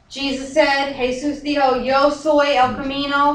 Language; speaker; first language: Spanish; non-native, fluent; English